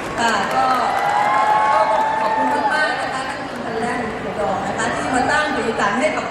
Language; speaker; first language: Thai; native; Thai